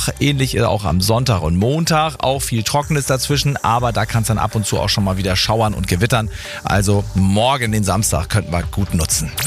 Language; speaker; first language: German; native; German